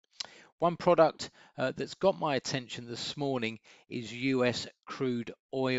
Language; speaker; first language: English; native; English